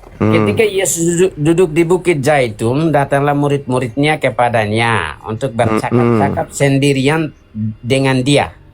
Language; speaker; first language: Indonesian; non-native, local second language; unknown